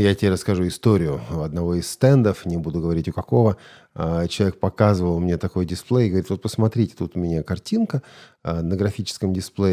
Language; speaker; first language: Russian; native; Russian